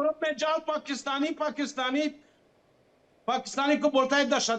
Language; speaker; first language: Hindi; non-native, fluent; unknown